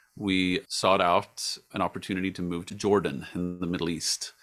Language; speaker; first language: English; non-native, fluent; Swedish